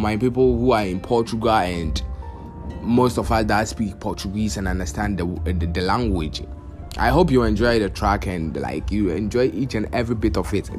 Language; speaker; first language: English; non-native, local second language; Akan